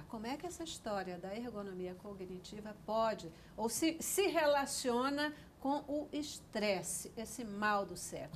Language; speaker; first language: Portuguese; native; Portuguese